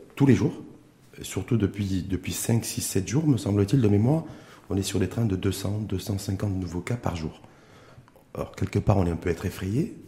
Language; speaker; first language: French; non-native, local second language; Arabic